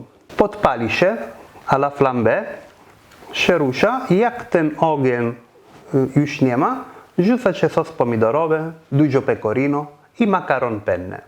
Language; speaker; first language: Polish; non-native, fluent; Italian